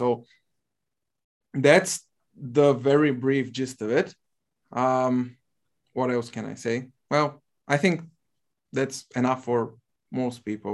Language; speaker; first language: English; non-native, fluent; Bulgarian